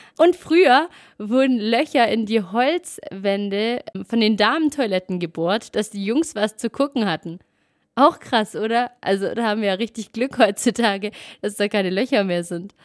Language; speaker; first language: German; native; German